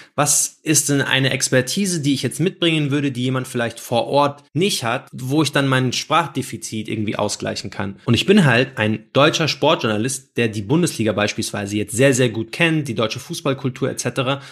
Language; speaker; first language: German; native; German